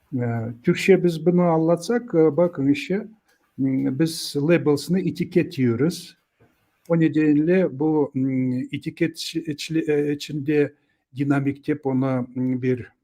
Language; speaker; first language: Turkish; non-native, learner; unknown